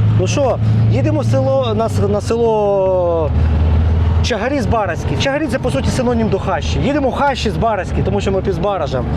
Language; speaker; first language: Ukrainian; native; Ukrainian